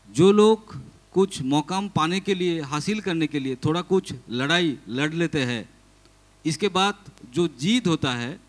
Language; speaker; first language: Hindi; non-native, local second language; Bangla